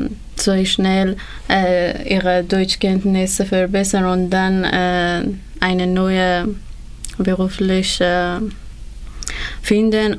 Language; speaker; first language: German; non-native, learner; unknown